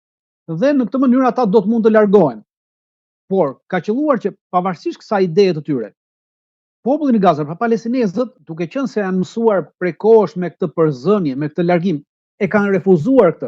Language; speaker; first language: Albanian; native; Albanian